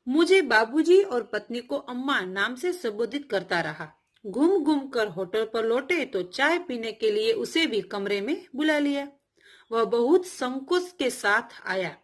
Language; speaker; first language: Hindi; non-native, local second language; Gujarati